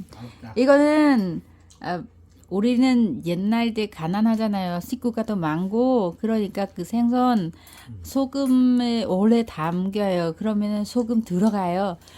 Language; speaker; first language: Korean; non-native, learner; Vietnamese